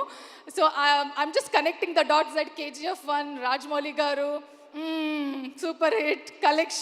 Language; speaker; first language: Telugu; non-native, learner; Kannada